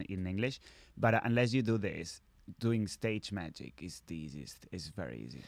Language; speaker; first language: English; non-native, fluent; Catalan